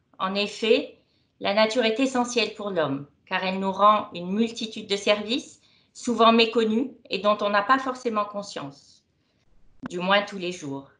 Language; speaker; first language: French; non-native, local second language; Arabic